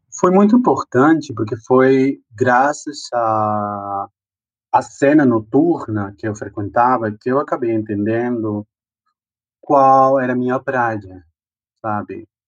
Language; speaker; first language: Portuguese; non-native, fluent; Spanish